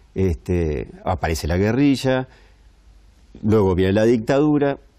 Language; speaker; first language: Spanish; native; Spanish